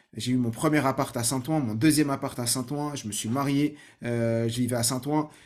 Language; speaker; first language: French; native; French